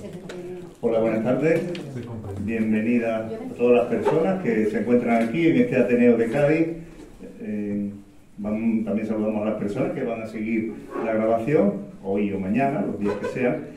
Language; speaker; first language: Spanish; native; Spanish